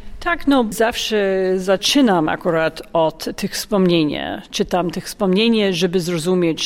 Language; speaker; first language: Polish; non-native, fluent; English